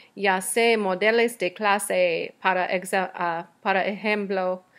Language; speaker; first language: Spanish; non-native, learner; English